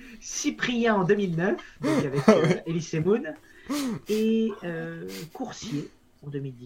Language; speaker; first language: French; native; French